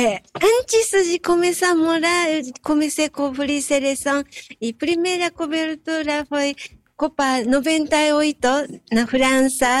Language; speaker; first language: Portuguese; non-native, learner; Japanese